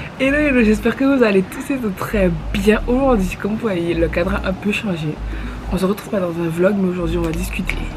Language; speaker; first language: French; native; French